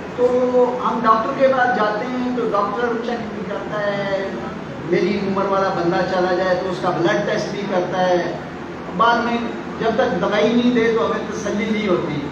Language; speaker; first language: Urdu; non-native, local second language; Punjabi